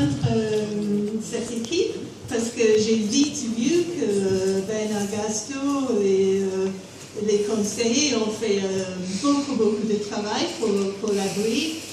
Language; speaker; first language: French; non-native, fluent; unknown